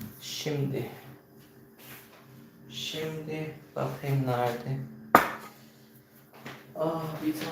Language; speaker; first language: Turkish; non-native, learner; Filipino